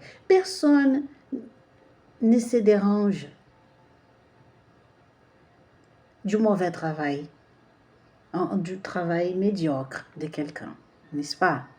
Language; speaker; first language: French; non-native, fluent; Portuguese